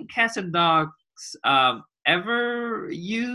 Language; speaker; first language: English; non-native, fluent; Chinese